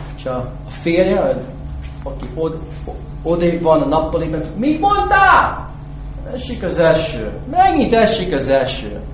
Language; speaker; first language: Hungarian; non-native, fluent; English